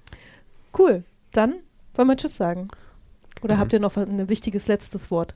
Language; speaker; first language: German; native; German